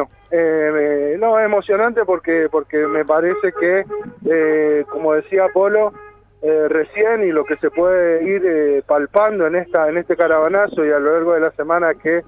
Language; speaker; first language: Spanish; native; Spanish